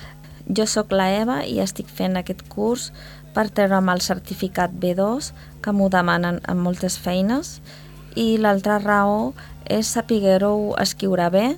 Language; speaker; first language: Catalan; non-native, local second language; Spanish